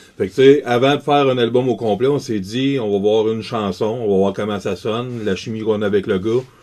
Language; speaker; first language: French; native; French